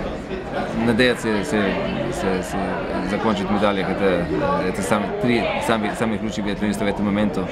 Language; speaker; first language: Russian; non-native, fluent; Slovenian